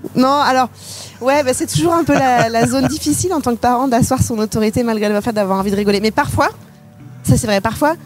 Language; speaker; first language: French; native; French